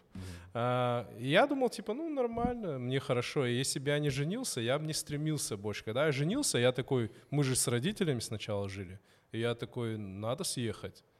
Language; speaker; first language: Russian; native; Russian